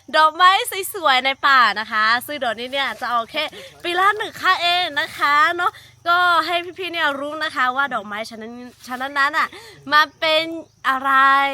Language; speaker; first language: Thai; non-native, local second language; Lahu